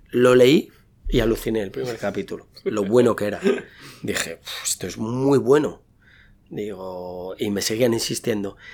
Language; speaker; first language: Spanish; native; Spanish